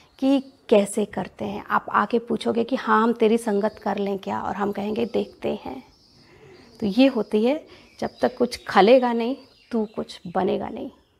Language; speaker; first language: Hindi; native; Hindi